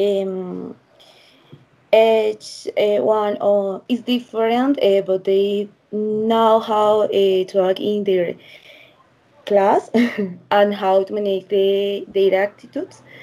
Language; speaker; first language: English; non-native, learner; Spanish